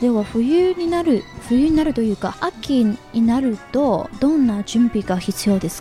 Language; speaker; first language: Japanese; non-native, fluent; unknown